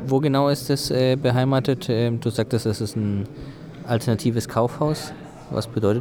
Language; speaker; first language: German; native; German